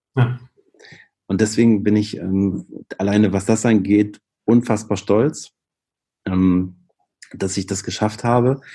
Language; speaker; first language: German; native; German